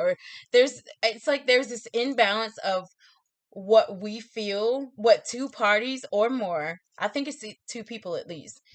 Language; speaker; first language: English; native; English